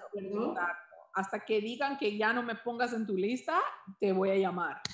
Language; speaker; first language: Spanish; early bilingual, heritage; Spanish